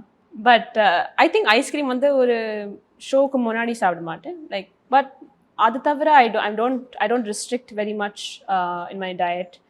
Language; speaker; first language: Tamil; early bilingual, heritage; Tamil